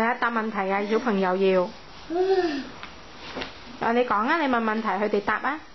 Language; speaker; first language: Cantonese; native; Cantonese